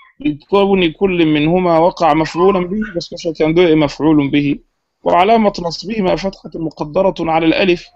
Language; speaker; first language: Arabic; non-native, fluent; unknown